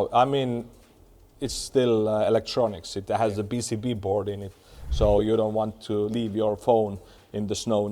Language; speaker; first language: English; non-native, fluent; Estonian